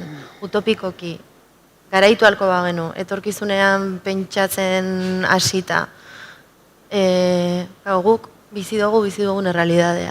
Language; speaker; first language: Basque; native; Basque